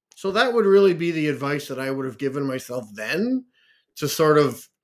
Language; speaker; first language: English; native; English